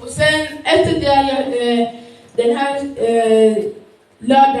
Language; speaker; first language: Swedish; early bilingual, other home language; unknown